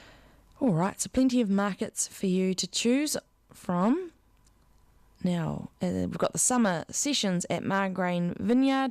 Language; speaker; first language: English; native; English